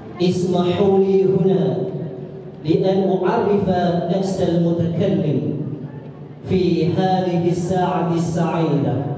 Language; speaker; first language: Arabic; non-native, learner; Indonesian